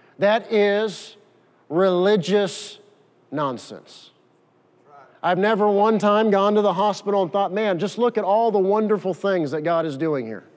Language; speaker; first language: English; native; English